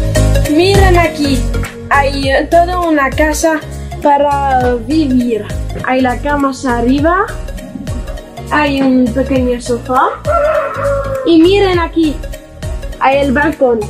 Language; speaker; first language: Spanish; non-native, fluent; French